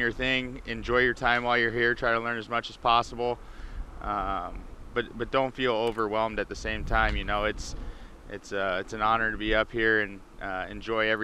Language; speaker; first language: English; native; English